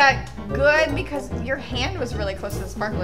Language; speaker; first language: English; native; English